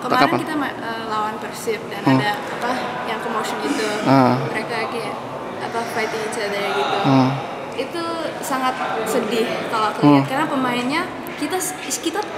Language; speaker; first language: Indonesian; early bilingual, heritage; English